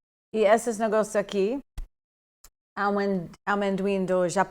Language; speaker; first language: Portuguese; non-native, fluent; English